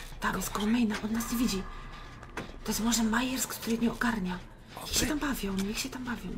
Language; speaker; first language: Polish; native; Polish